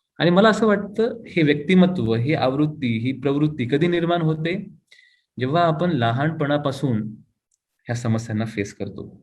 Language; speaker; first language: Marathi; native; Marathi